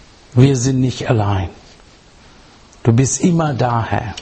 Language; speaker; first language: German; non-native, learner; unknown